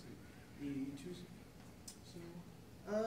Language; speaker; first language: Spanish; non-native, learner; English